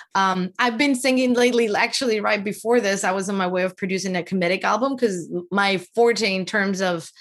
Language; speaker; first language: English; non-native, fluent; Spanish